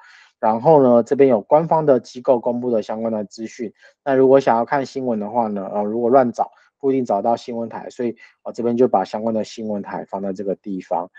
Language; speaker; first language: Chinese; native; Chinese